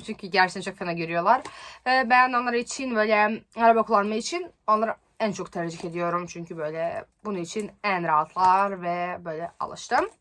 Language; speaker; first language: Turkish; non-native, learner; Serbian